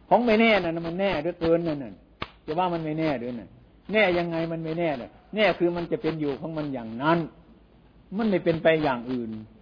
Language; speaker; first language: Thai; non-native, local second language; Northeastern Thai